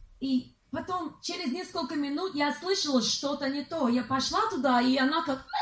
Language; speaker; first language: Russian; non-native, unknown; English